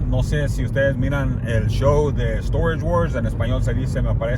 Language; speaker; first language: Spanish; early bilingual, heritage; Spanish